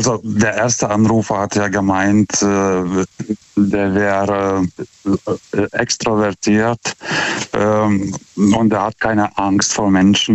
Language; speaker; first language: German; non-native, fluent; Lithuanian